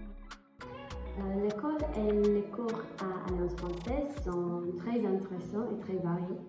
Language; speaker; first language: French; non-native, learner; English